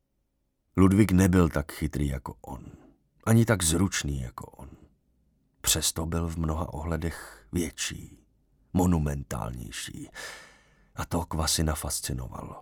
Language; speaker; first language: Czech; native; Czech